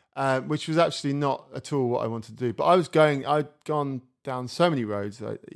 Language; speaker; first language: English; native; English